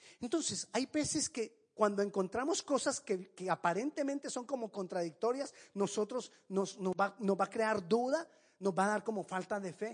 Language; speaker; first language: Spanish; native; Spanish